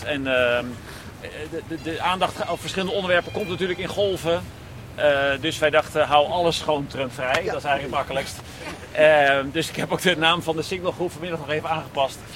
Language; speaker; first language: Dutch; native; Dutch